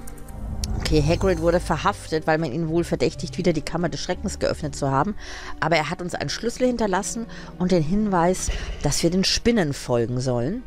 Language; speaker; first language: German; native; German